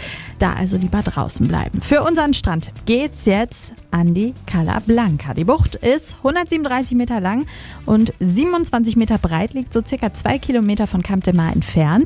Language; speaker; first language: German; native; German